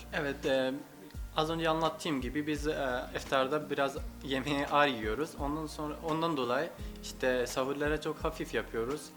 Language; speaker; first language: Turkish; non-native, fluent; Urdu